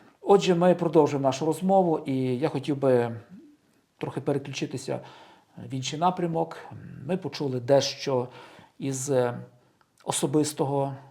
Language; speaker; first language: Ukrainian; native; Ukrainian